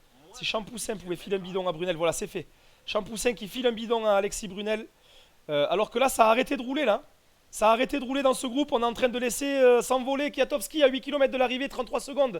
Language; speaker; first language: French; native; French